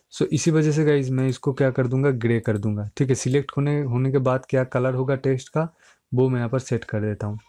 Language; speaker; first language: Hindi; native; Hindi